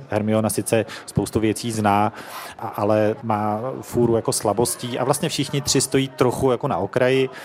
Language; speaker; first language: Czech; native; Czech